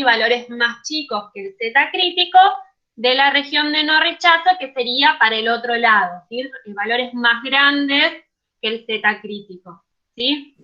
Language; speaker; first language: Spanish; native; Spanish